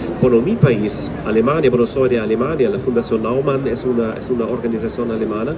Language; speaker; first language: Spanish; non-native, fluent; German